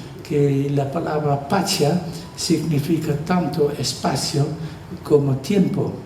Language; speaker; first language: Spanish; non-native, fluent; Dutch